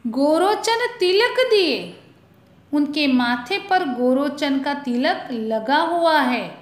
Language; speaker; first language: Hindi; non-native, local second language; Gujarati